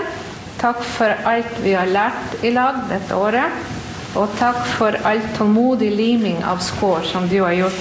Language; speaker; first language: Norwegian; non-native, fluent; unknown